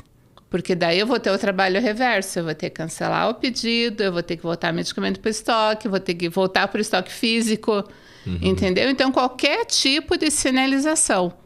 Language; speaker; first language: Portuguese; native; Portuguese